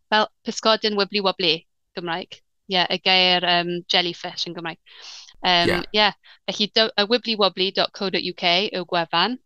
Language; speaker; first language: Welsh; non-native, learner; English